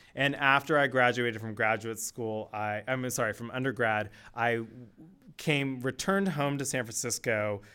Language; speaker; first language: English; native; English